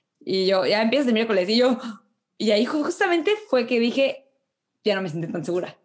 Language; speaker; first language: Spanish; native; Spanish